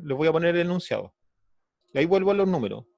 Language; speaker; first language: Spanish; native; Spanish